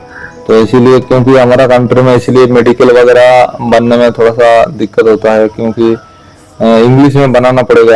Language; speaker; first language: Hindi; non-native, local second language; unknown